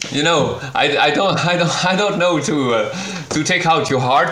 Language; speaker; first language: English; non-native, fluent; French